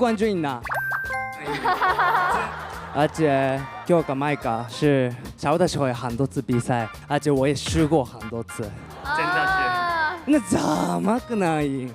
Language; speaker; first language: Chinese; non-native, learner; Japanese